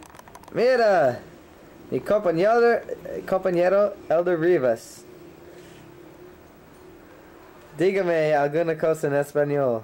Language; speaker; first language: Spanish; non-native, learner; English